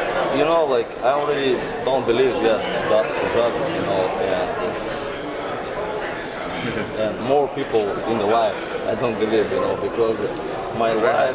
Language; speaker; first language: English; non-native, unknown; Russian